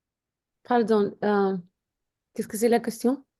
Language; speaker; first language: French; non-native, learner; Spanish